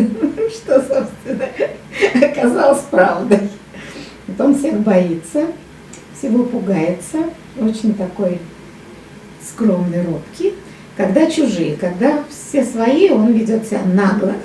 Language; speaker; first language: Russian; native; Russian